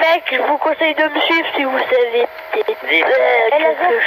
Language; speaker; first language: French; native; French